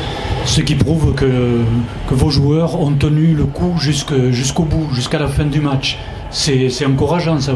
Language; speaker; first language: French; native; French